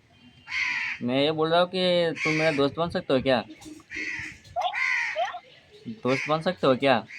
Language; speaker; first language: Hindi; non-native, local second language; Bangla